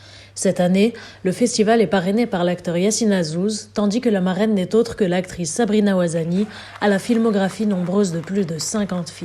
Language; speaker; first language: French; native; French